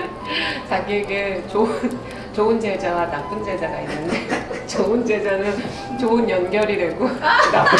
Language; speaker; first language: German; non-native, fluent; Korean